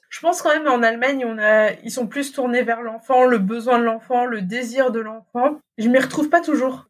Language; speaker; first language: French; native; French